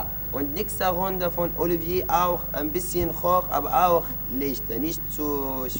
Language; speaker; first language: German; non-native, learner; Arabic